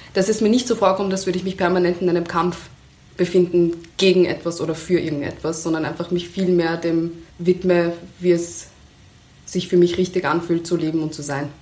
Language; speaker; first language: German; early bilingual, other home language; Persian